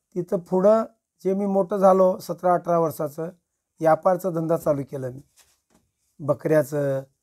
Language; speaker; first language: Marathi; non-native, local second language; Lambadi